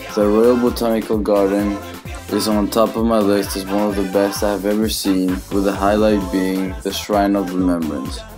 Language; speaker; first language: English; non-native, fluent; Spanish